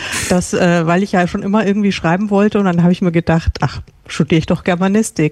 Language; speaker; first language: German; native; German